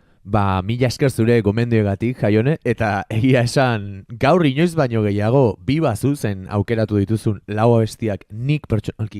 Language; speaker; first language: Basque; native; Basque